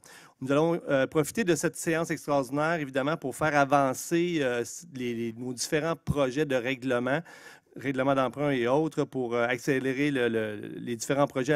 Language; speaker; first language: French; native; French